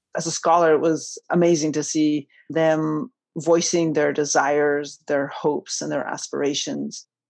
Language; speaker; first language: English; early bilingual, other home language; Spanish